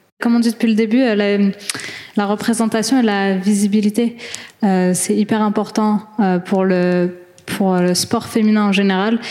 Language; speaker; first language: French; native; French